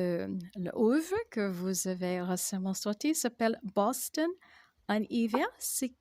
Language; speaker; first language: French; non-native, fluent; English